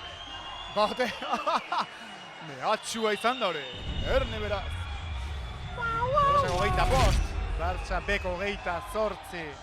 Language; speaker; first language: Basque; native; Basque